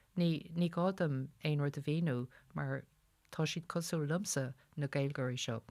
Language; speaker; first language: Irish; non-native, local second language; English